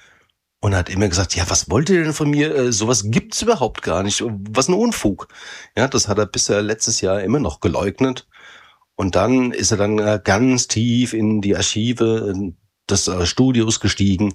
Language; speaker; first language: German; native; German